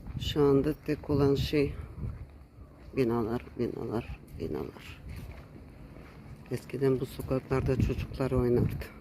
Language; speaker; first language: Turkish; early bilingual, heritage; Turkish